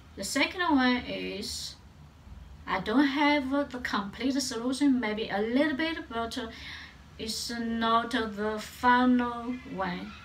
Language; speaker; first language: English; non-native, learner; Chinese